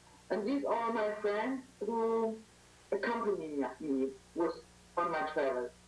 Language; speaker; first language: English; non-native, learner; German